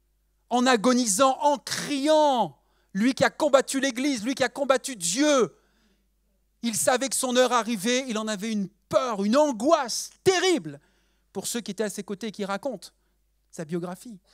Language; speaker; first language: French; native; French